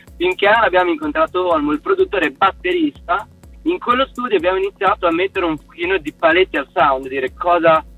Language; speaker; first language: Italian; native; Italian